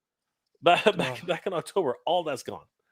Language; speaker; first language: English; native; English